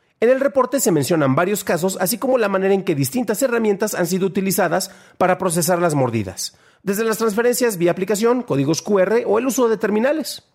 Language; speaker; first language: Spanish; native; Spanish